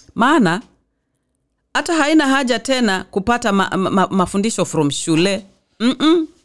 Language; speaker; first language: English; non-native, local second language; Swahili